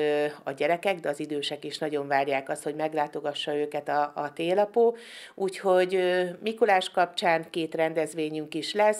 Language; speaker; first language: Hungarian; native; Hungarian